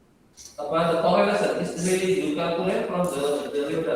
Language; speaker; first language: English; non-native, learner; Indonesian